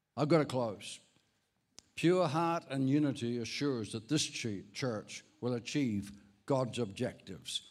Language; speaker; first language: English; native; English